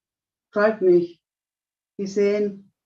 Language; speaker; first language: German; non-native, learner; Telugu